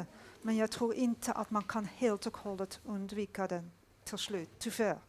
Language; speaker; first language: Swedish; non-native, fluent; Dutch